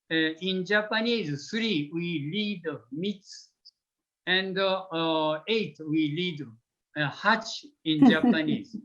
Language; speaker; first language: English; non-native, fluent; Japanese